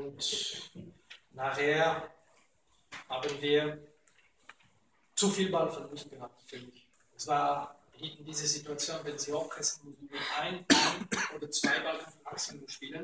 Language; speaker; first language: German; non-native, local second language; French